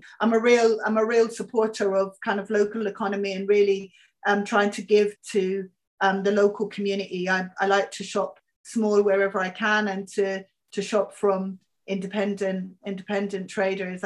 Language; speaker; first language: English; native; English